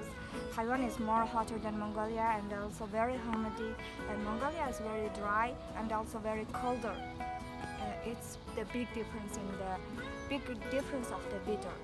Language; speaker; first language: English; non-native, learner; Mongolian